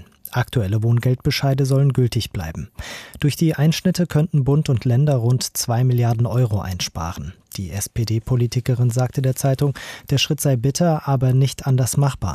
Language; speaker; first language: German; native; German